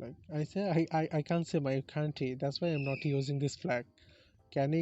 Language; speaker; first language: English; non-native, learner; Bangla